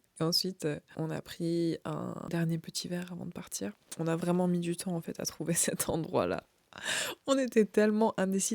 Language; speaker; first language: French; native; French